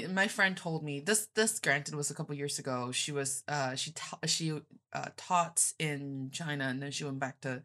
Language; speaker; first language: English; non-native, fluent; Chinese